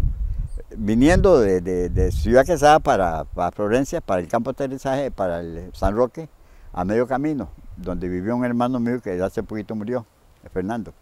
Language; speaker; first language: Spanish; native; Spanish